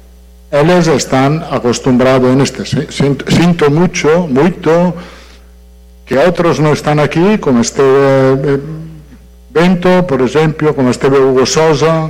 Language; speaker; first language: Portuguese; non-native, fluent; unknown